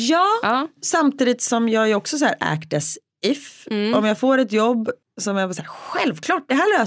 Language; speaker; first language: Swedish; native; Swedish